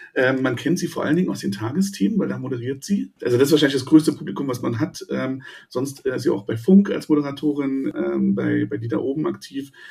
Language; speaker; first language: German; native; German